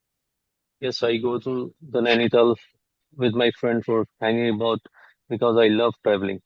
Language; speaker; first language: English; non-native, learner; Hindi